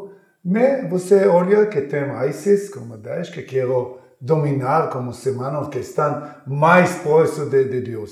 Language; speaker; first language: Portuguese; non-native, learner; Hebrew